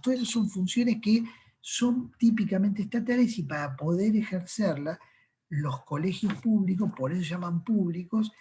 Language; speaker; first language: Spanish; native; Spanish